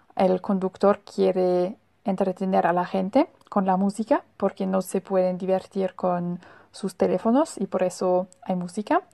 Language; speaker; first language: Spanish; non-native, fluent; German